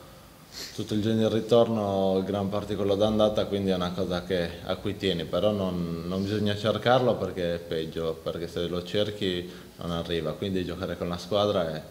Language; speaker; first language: Italian; native; Italian